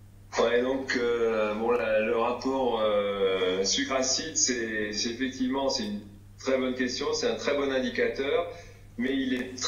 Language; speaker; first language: French; native; French